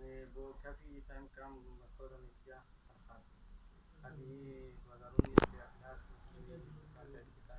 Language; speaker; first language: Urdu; non-native, local second language; Pashto